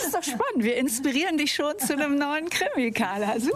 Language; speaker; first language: German; native; German